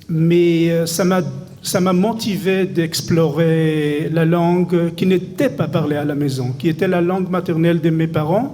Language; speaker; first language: French; non-native, fluent; Hebrew